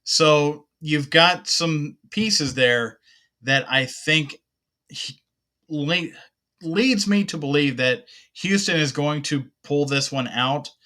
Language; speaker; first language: English; native; English